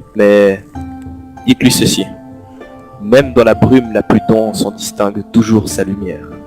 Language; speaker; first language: French; native; French